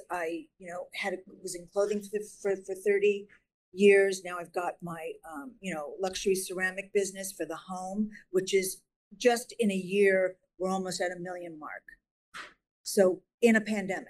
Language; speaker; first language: English; native; English